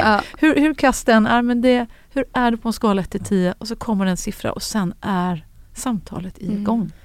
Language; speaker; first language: Swedish; native; Swedish